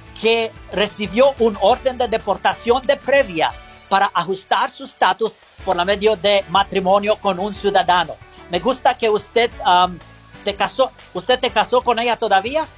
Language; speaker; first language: Spanish; non-native, learner; English